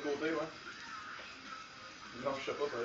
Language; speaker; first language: French; native; French